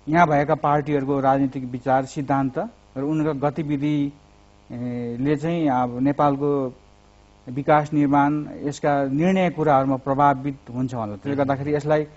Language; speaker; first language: Nepali; native; Nepali